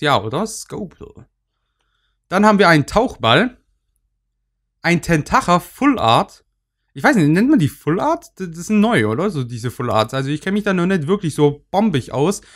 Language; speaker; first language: German; native; German